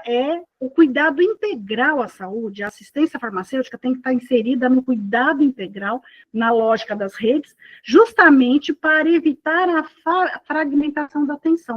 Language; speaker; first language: Portuguese; native; Portuguese